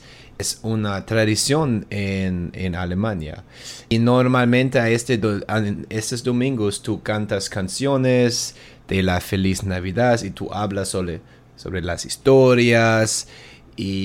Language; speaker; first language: Spanish; non-native, learner; German